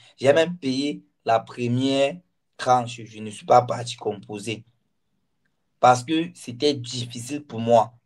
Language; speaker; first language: French; non-native, local second language; Ghomala